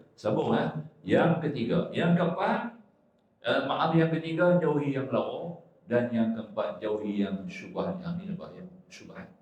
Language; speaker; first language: Malay; native; Malay